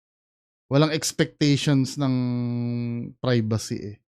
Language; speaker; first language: Filipino; native; Filipino